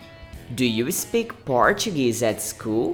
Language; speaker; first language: English; non-native, fluent; Portuguese